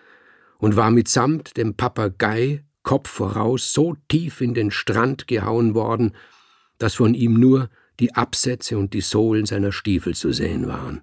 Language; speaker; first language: German; native; German